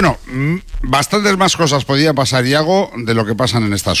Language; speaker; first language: Spanish; native; Spanish